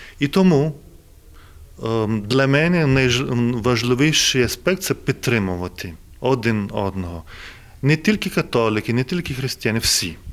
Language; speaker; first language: Ukrainian; non-native, fluent; Lithuanian